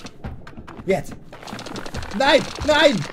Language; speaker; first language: German; native; German